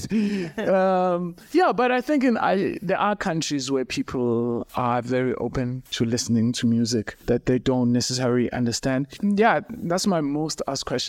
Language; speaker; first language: English; non-native, local second language; Xhosa